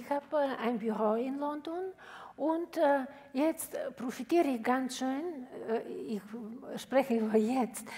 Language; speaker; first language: German; non-native, fluent; Bulgarian